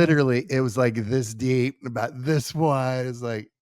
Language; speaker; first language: English; native; English